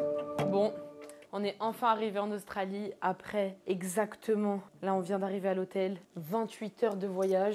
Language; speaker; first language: French; native; French